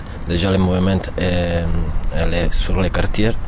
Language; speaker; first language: French; non-native, learner; Italian